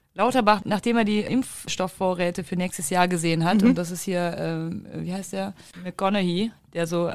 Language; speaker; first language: German; early bilingual, other home language; Turkish